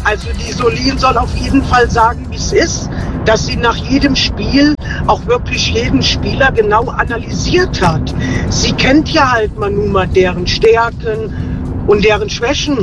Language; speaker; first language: German; native; German